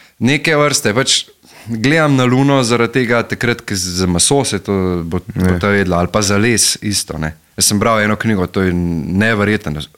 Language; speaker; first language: Slovenian; native; Slovenian